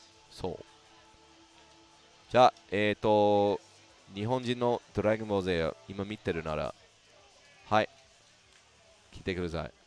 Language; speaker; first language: Japanese; non-native, learner; English